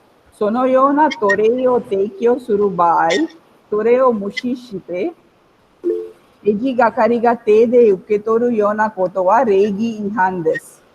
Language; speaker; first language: Japanese; non-native, fluent; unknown